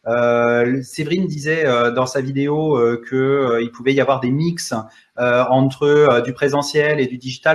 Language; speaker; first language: French; native; French